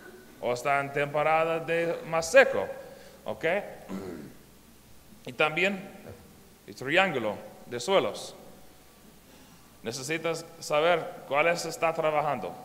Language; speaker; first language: Spanish; non-native, learner; English